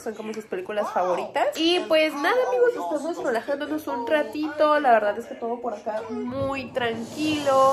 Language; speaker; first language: Spanish; native; Spanish